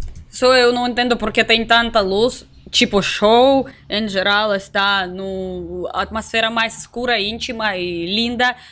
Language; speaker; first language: Portuguese; non-native, learner; Russian